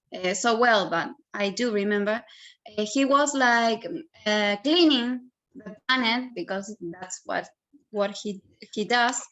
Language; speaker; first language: English; non-native, learner; Spanish